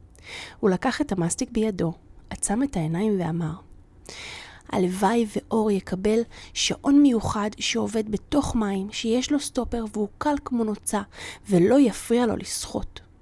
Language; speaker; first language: Hebrew; native; Hebrew